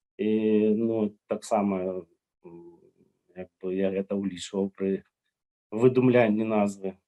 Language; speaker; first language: Belarusian; native; Belarusian